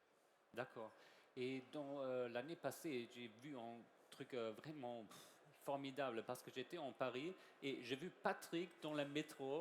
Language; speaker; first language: French; non-native, learner; German